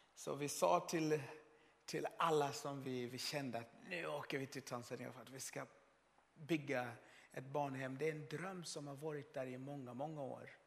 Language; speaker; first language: Swedish; non-native, fluent; Swahili